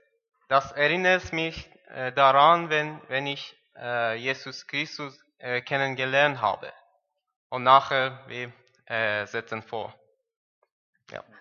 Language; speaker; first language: German; non-native, learner; Persian